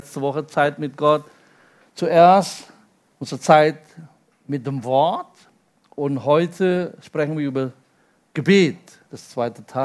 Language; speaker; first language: German; non-native, fluent; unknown